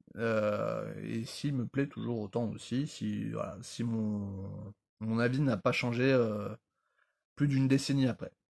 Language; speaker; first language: French; native; French